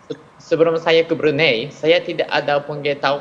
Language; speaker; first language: Indonesian; non-native, fluent; Japanese